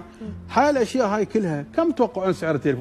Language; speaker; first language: Arabic; native; Arabic